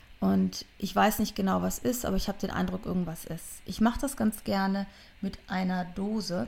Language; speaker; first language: German; native; German